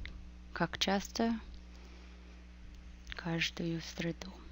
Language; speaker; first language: Russian; non-native, fluent; English